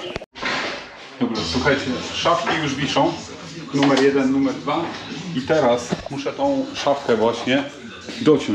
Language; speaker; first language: Polish; native; Polish